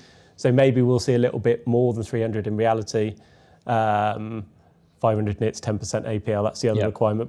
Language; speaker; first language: English; native; English